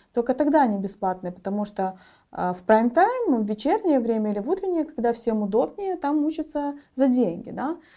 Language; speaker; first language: Russian; native; Russian